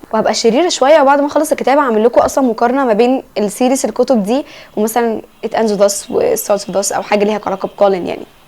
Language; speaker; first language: Egyptian Arabic; native; Egyptian Arabic